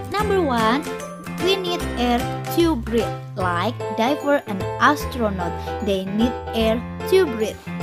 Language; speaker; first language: English; non-native, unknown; Indonesian